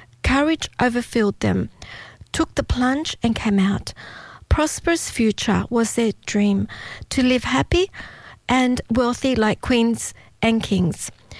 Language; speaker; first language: English; early bilingual, other home language; Italian